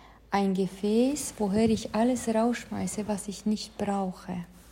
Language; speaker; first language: German; non-native, fluent; Hungarian